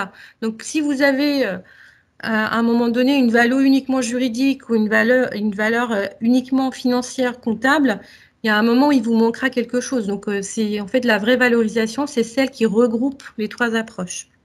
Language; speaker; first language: French; native; French